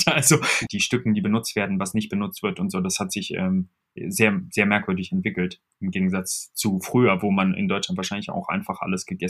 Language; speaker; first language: German; native; German